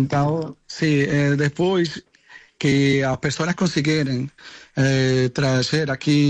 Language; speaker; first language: Portuguese; non-native, learner; Spanish